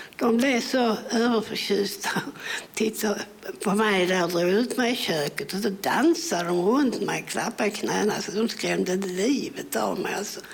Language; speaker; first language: Swedish; early bilingual, other home language; English